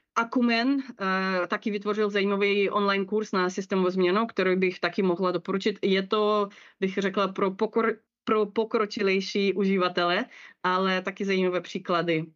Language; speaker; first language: Czech; non-native, fluent; Russian